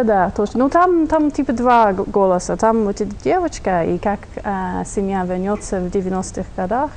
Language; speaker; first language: Russian; non-native, fluent; English